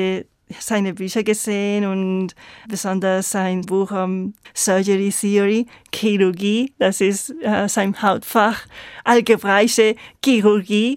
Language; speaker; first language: German; non-native, fluent; Spanish